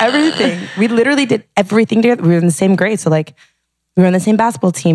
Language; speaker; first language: English; native; English